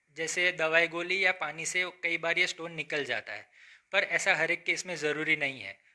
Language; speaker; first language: Hindi; non-native, local second language; Gujarati